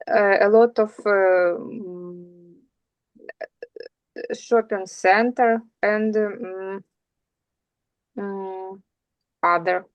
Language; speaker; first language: English; non-native, learner; Russian